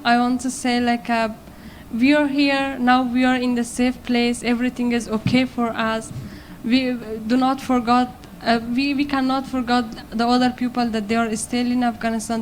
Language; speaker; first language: English; non-native, learner; Persian